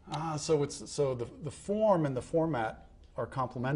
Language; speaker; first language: English; native; English